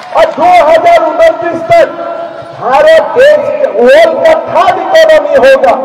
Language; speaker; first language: Hindi; non-native, local second language; Assamese